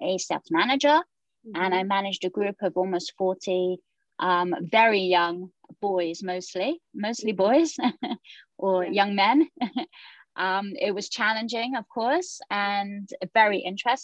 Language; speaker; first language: English; native; English